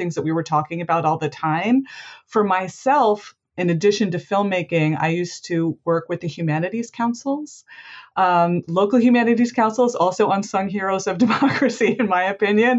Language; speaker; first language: English; native; English